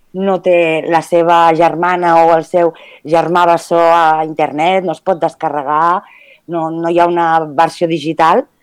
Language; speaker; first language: Catalan; early bilingual, other home language; Spanish